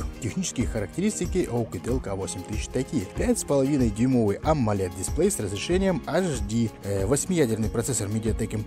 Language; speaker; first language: Russian; native; Russian